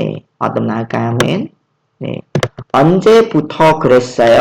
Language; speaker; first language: Korean; non-native, fluent; Khmer